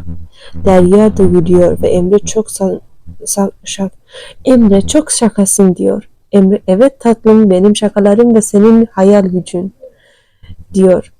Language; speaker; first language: Turkish; non-native, learner; Turkmen